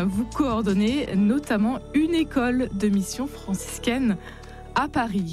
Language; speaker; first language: French; native; French